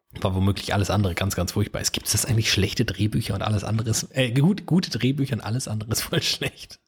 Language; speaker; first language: German; native; German